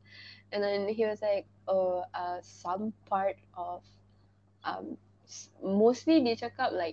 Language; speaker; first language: English; non-native, local second language; Malay